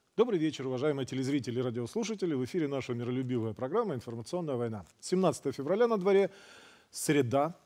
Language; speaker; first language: Russian; native; Russian